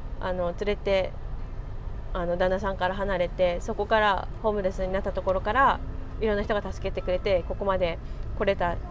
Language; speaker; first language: Japanese; native; Japanese